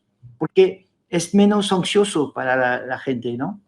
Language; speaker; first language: Spanish; non-native, fluent; French